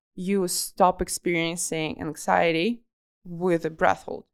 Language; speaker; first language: English; non-native, fluent; Russian